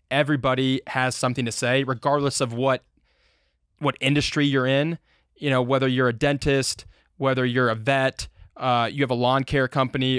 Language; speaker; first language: English; native; English